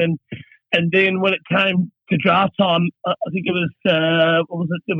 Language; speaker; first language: English; native; English